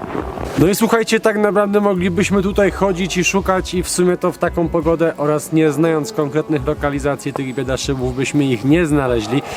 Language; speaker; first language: Polish; native; Polish